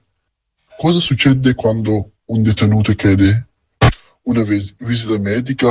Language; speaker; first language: Italian; non-native, fluent; Arabic